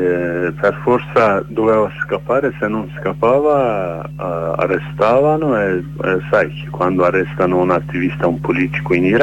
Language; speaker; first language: Italian; non-native, learner; Kurdish